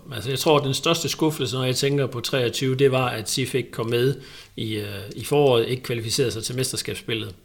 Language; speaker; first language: Danish; native; Danish